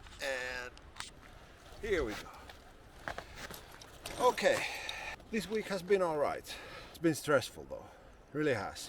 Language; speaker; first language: English; non-native, fluent; Finnish